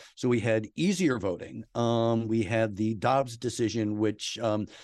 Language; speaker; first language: English; native; English